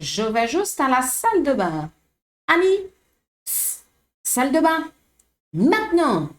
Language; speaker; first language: French; non-native, fluent; Portuguese